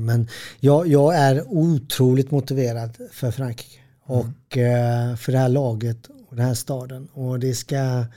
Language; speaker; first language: Swedish; early bilingual, other home language; Serbian